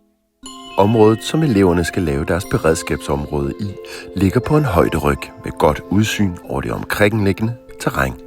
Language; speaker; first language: Danish; native; Danish